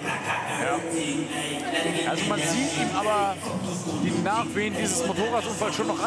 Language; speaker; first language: German; native; German